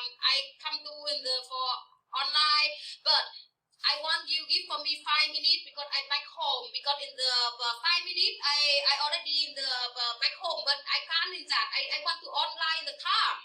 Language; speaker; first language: English; non-native, learner; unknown